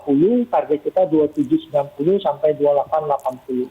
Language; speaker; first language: Indonesian; native; Indonesian